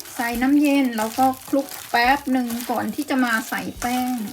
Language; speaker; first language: Thai; native; Thai